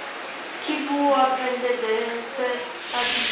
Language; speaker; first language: French; non-native, learner; Romanian